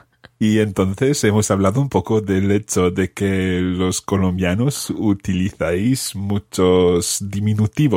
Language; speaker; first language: Spanish; non-native, fluent; English